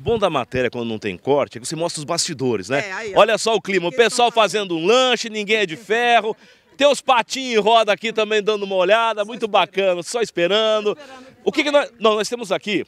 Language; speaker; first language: Portuguese; native; Portuguese